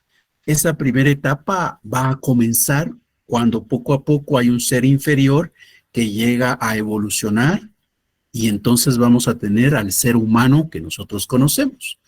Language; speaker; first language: Spanish; native; Spanish